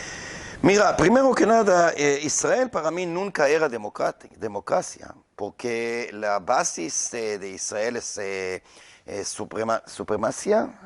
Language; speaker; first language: Spanish; non-native, learner; Hebrew